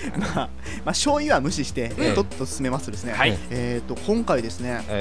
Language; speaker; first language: Japanese; native; Japanese